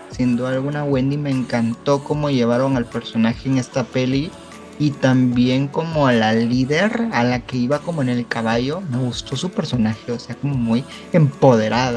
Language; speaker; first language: Spanish; native; Spanish